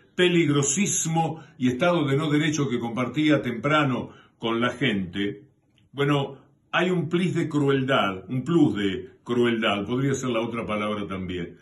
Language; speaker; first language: Spanish; native; Spanish